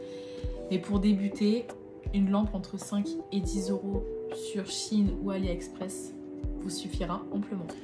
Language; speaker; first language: French; native; French